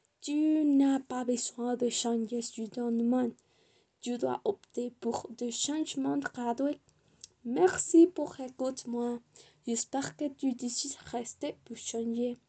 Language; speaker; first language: French; non-native, learner; Spanish